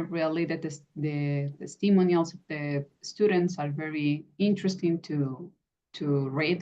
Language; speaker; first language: English; non-native, fluent; Spanish